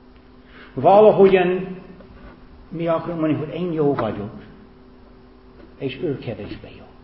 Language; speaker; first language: Hungarian; non-native, fluent; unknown